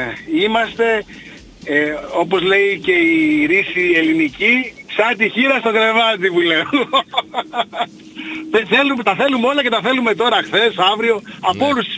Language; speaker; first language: Greek; non-native, fluent; Italian